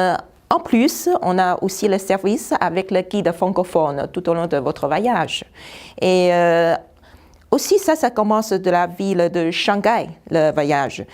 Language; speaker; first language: French; non-native, fluent; Chinese